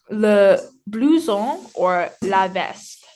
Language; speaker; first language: French; non-native, learner; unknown